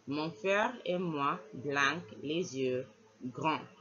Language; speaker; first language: French; non-native, fluent; English